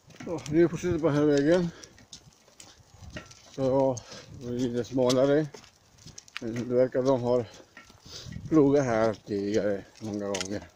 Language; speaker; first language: Swedish; non-native, learner; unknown